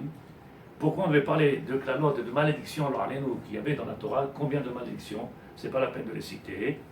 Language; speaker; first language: French; native; French